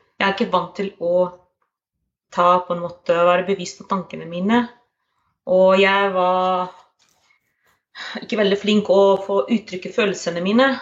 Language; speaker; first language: Norwegian; non-native, fluent; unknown